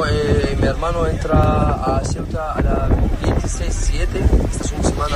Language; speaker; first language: Spanish; non-native, learner; Arabic